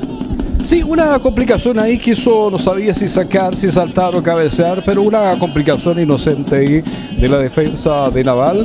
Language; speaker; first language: Spanish; native; Spanish